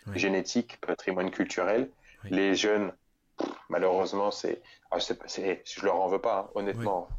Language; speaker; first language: French; native; French